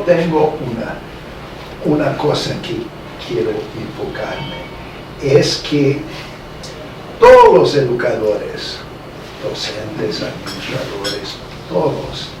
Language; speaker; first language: Spanish; non-native, fluent; English